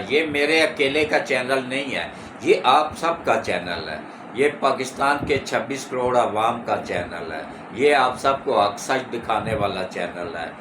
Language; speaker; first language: Urdu; non-native, local second language; Punjabi